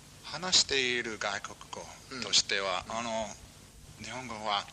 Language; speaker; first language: Japanese; non-native, fluent; English